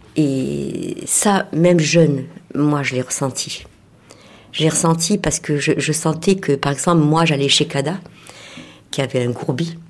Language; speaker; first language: French; native; French